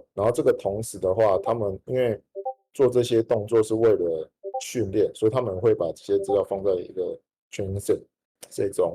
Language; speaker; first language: Chinese; native; Chinese